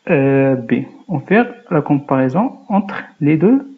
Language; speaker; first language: French; non-native, local second language; Arabic